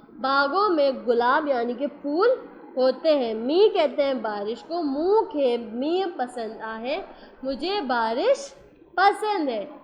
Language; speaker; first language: Urdu; native; Urdu